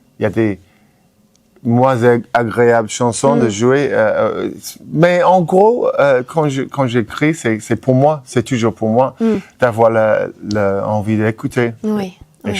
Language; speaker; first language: French; non-native, fluent; English